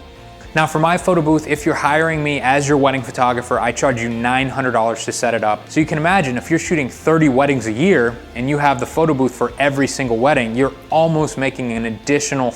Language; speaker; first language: English; native; English